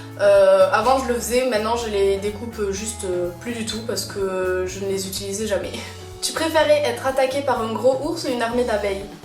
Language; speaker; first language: French; native; French